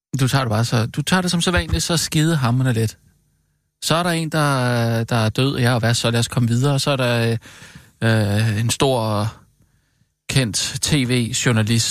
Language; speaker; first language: Danish; native; Danish